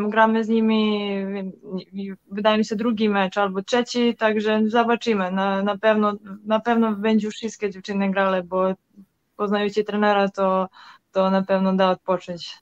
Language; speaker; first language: Polish; non-native, learner; Serbian